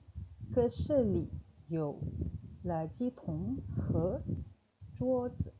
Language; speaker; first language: Chinese; non-native, fluent; Malay